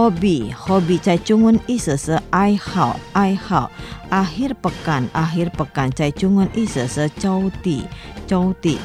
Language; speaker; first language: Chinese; non-native, learner; Indonesian